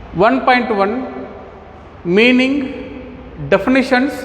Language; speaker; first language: English; non-native, local second language; Kannada